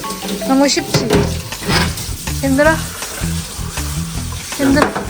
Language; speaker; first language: Korean; non-native, learner; Spanish